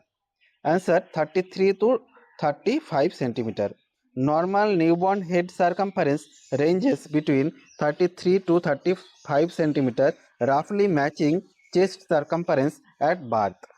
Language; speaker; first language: English; non-native, local second language; Bangla